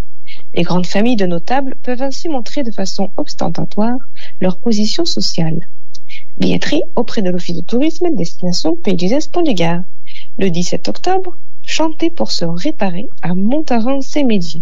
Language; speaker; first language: French; native; French